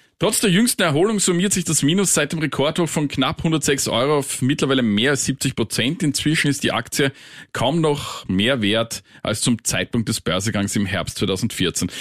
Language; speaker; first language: German; native; German